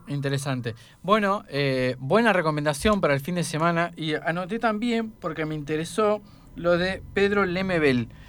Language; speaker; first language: Spanish; native; Spanish